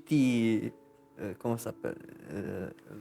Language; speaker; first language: French; non-native, fluent; Romanian